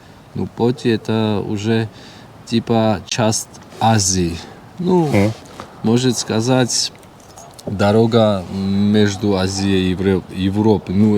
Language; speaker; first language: Russian; non-native, learner; Georgian